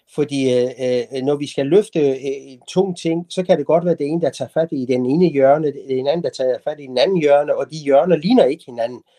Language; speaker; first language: Danish; non-native, fluent; Persian